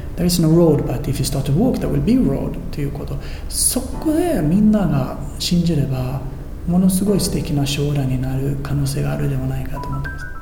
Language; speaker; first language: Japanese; non-native, fluent; Swedish